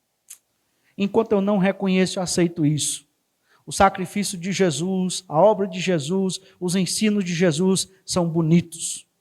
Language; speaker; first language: Portuguese; native; Portuguese